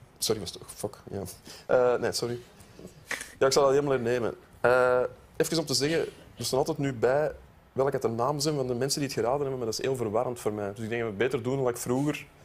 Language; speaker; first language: Dutch; native; Dutch